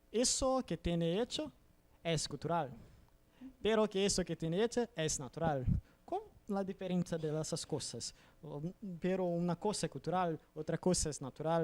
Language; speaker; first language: Spanish; non-native, learner; Portuguese